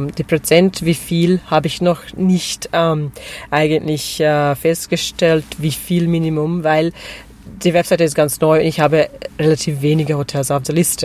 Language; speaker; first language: German; non-native, fluent; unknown